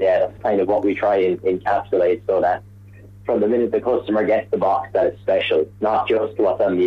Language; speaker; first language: English; native; English